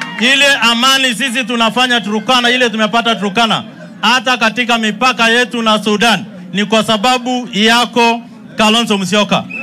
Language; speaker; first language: Swahili; non-native, local second language; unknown